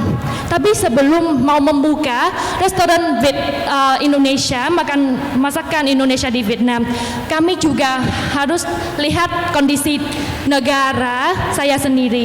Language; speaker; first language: Indonesian; non-native, learner; Vietnamese